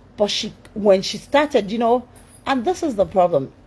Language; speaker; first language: English; non-native, local second language; Yoruba